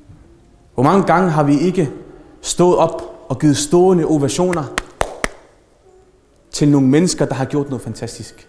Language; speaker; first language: Danish; early bilingual, other home language; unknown